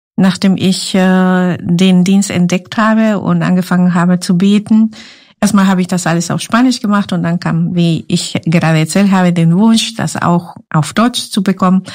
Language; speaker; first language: German; non-native, fluent; Spanish